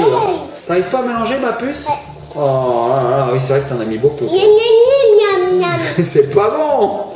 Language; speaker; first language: French; native; French